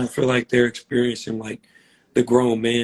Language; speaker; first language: English; native; English